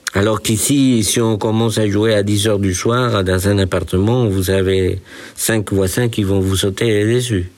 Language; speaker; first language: French; non-native, fluent; Spanish